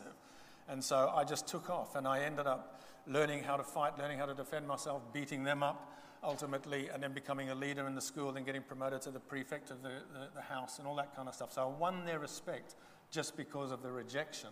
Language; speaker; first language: English; non-native, local second language; Bemba